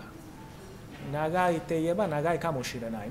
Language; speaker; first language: Japanese; non-native, fluent; Italian